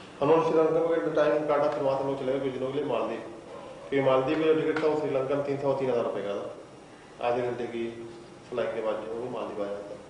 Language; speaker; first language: Urdu; native; Urdu